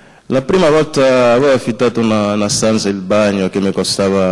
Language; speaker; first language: Italian; non-native, fluent; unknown